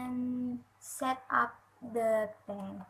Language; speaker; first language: English; non-native, learner; Indonesian